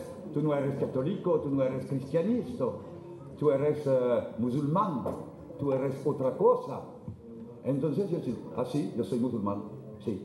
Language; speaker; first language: Spanish; non-native, fluent; French